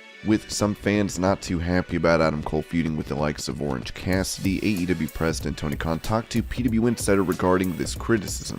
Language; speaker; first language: English; native; English